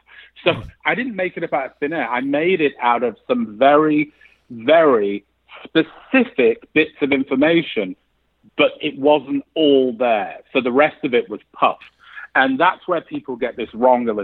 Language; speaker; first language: English; native; English